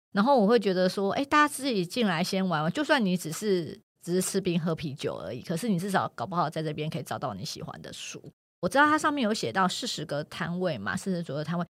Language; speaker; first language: Chinese; native; Chinese